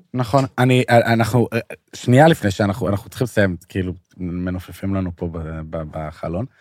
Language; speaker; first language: Hebrew; native; Hebrew